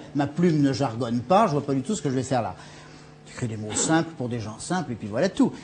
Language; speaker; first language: French; native; French